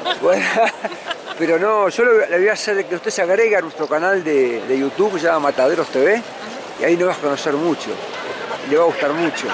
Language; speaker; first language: Spanish; native; Spanish